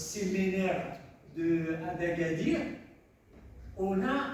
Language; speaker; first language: French; non-native, local second language; Tachelhit